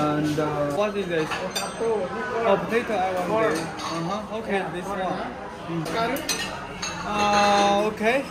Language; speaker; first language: English; non-native, learner; Chinese